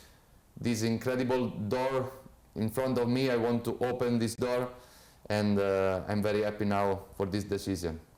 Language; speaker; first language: English; non-native, fluent; Italian